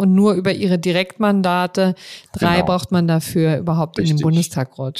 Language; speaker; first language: German; native; German